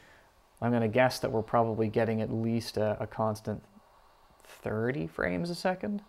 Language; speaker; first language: English; native; English